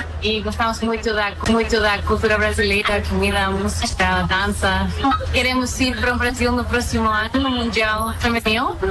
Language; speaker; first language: Portuguese; non-native, fluent; Spanish